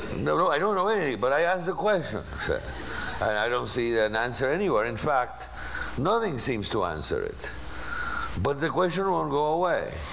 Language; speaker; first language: English; non-native, local second language; Spanish